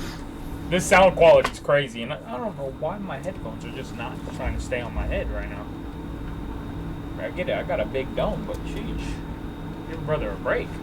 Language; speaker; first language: English; native; English